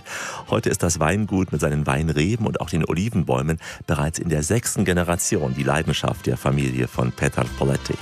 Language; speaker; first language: German; native; German